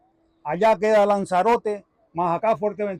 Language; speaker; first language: Spanish; native; Spanish